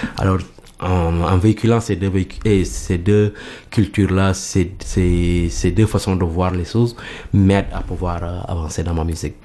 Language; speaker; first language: French; non-native, local second language; Mandingo